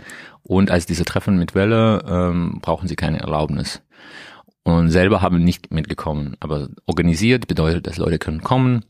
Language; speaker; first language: German; non-native, learner; Russian